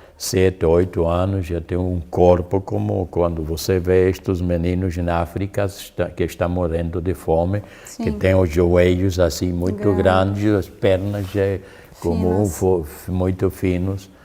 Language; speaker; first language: Portuguese; non-native, fluent; German